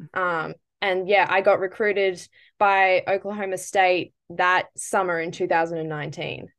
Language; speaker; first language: English; native; English